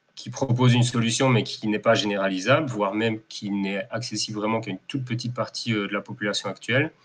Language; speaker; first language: French; native; French